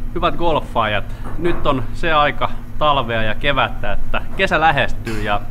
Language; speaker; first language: Finnish; native; Finnish